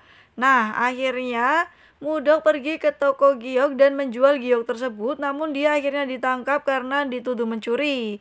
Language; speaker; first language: Indonesian; native; Indonesian